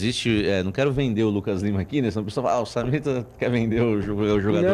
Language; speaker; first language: Portuguese; native; Portuguese